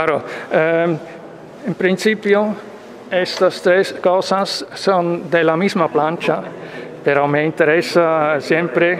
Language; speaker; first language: Spanish; non-native, fluent; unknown